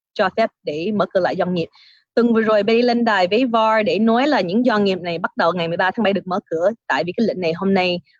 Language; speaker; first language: Vietnamese; early bilingual, heritage; Vietnamese